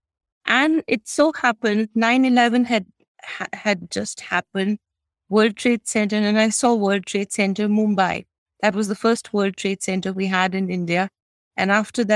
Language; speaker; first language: English; non-native, local second language; Kashmiri